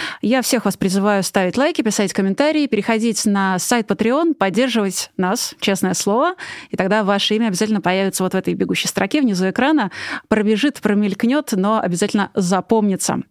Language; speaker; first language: Russian; native; Russian